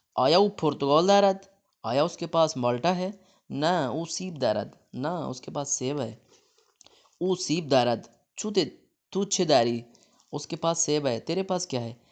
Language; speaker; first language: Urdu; native; Urdu